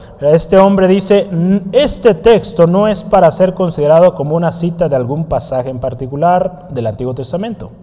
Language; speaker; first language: Spanish; native; Spanish